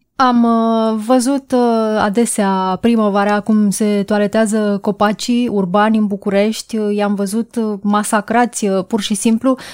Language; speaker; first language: Romanian; native; Romanian